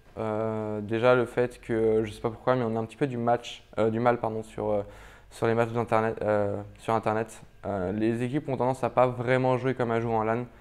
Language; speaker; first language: French; native; French